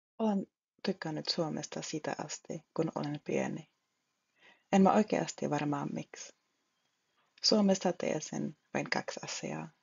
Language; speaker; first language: Finnish; non-native, fluent; Czech